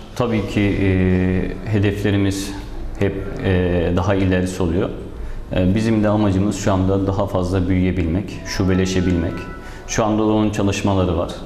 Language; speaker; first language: Turkish; native; Turkish